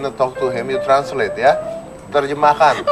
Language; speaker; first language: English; non-native, learner; Indonesian